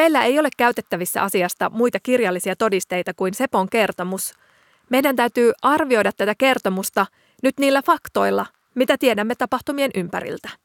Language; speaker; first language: Finnish; native; Finnish